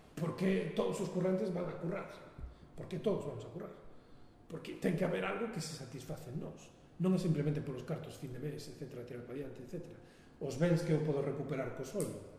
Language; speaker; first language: Galician; non-native, local second language; Spanish